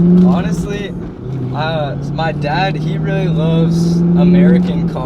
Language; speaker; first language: English; native; English